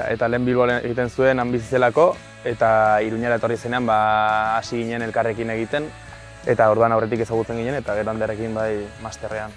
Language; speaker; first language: Basque; native; Basque